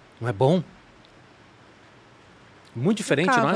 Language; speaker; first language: Portuguese; native; Portuguese